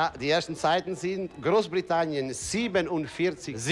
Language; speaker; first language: German; non-native, fluent; Italian